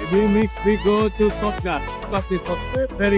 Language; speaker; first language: English; non-native, learner; Indonesian